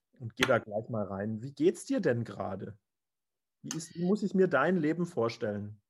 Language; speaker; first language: German; native; German